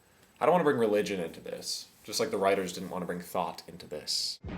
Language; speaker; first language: English; native; English